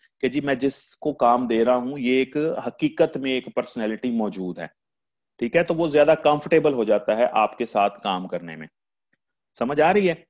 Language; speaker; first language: Urdu; non-native, local second language; Punjabi